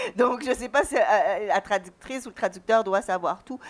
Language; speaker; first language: French; native; French